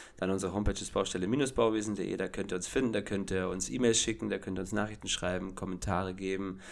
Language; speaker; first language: German; native; German